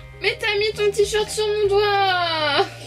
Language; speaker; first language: French; native; French